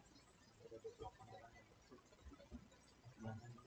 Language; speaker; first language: Indonesian; native; Indonesian